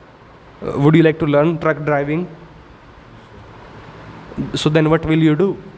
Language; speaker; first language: English; non-native, local second language; Hindi